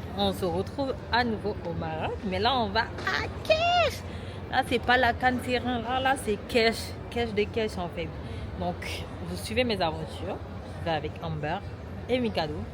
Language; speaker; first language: French; native; French